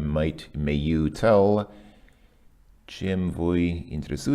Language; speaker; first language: Russian; non-native, fluent; English